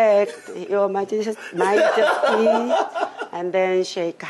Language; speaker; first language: English; non-native, learner; Korean